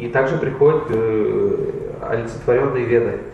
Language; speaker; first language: Russian; native; Russian